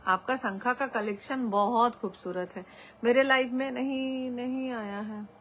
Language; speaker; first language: Hindi; non-native, local second language; Bangla